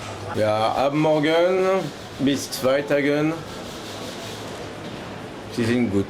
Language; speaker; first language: German; non-native, learner; French